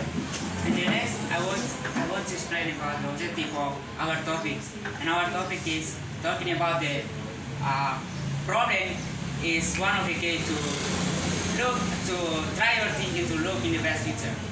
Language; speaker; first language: English; non-native, learner; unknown